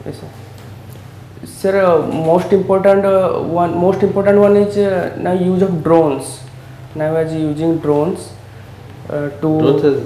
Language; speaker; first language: English; non-native, local second language; Odia